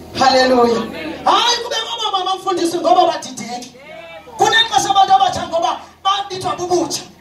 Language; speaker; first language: Zulu; non-native, local second language; Xhosa